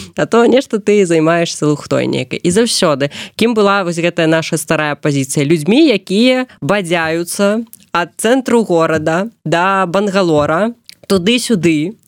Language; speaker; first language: Belarusian; non-native, local second language; Russian